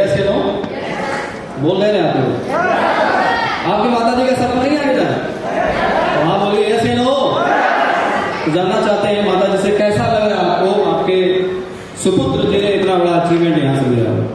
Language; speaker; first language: Hindi; native; Hindi